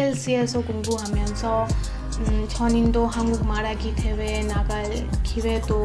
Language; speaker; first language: Korean; non-native, fluent; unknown